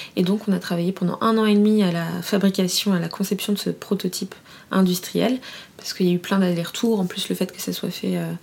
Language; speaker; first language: French; native; French